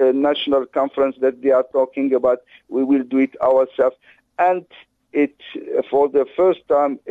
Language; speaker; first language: English; non-native, fluent; Arabic